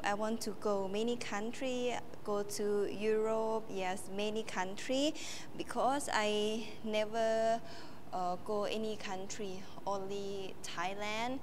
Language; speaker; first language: English; non-native, learner; Thai